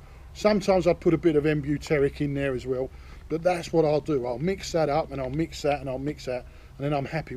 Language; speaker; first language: English; native; English